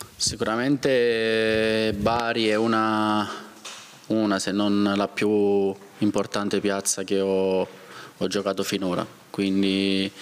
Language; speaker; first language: Italian; native; Italian